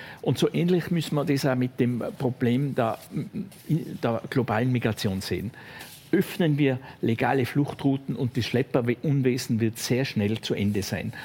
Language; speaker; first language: German; native; German